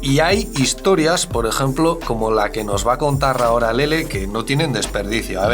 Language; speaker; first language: Spanish; native; Spanish